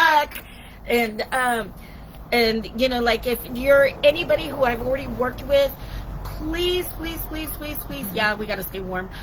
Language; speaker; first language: English; native; English